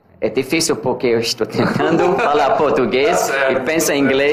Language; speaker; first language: Portuguese; non-native, learner; English